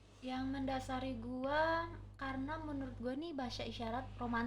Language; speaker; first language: Indonesian; native; Indonesian